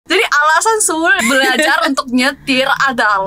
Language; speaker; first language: Indonesian; non-native, fluent; Korean